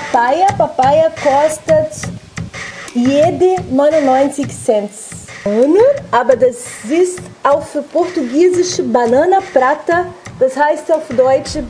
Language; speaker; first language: German; non-native, learner; Portuguese